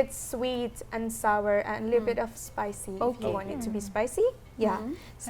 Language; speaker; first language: English; non-native, fluent; Thai